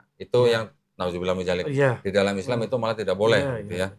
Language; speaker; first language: Indonesian; native; Indonesian